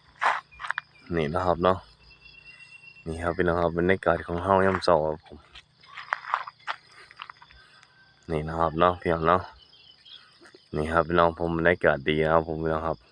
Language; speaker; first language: Thai; non-native, local second language; Northeastern Thai